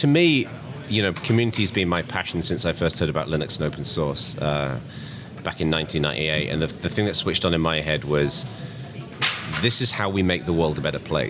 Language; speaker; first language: English; native; English